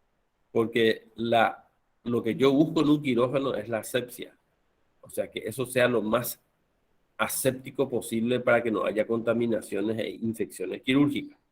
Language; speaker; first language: Spanish; native; Spanish